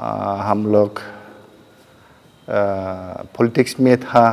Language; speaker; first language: Hindi; non-native, local second language; Bodo